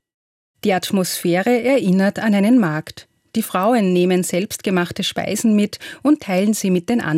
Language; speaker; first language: German; native; German